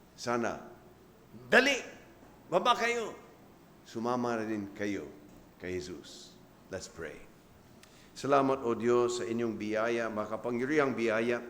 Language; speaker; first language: Filipino; non-native, fluent; English